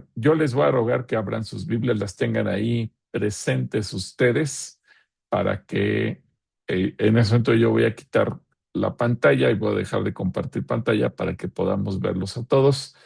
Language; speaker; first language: Spanish; native; Spanish